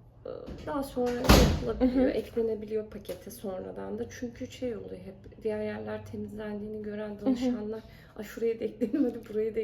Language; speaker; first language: Turkish; native; Turkish